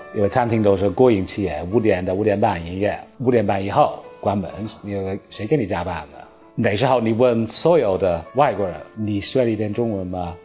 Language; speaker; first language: Chinese; non-native, fluent; English